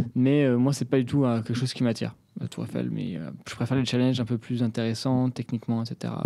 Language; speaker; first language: French; native; French